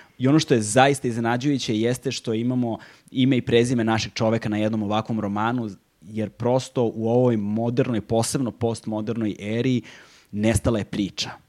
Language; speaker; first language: Serbian; native; Serbian